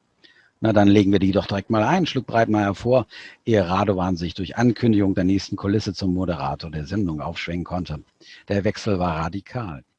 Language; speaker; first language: German; native; German